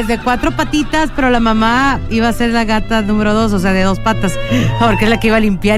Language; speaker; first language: Spanish; native; Spanish